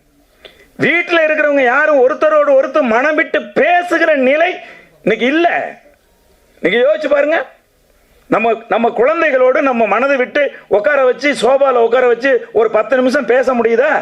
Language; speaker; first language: Tamil; native; Tamil